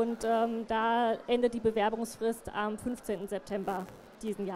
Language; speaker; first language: German; native; German